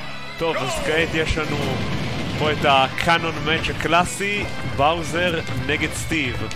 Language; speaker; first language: Hebrew; native; Hebrew